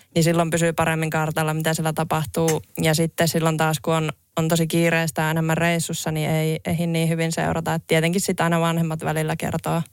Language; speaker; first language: Finnish; native; Finnish